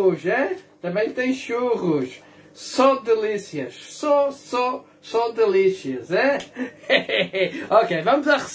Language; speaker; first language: Portuguese; non-native, fluent; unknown